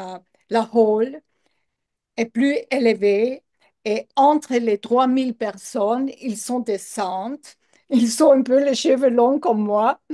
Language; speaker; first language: French; non-native, learner; English